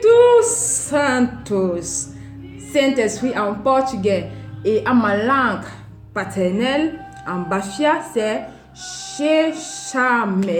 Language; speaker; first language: French; non-native, local second language; Basaa